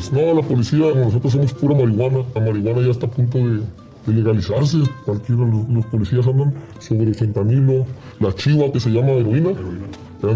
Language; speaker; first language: Spanish; native; Spanish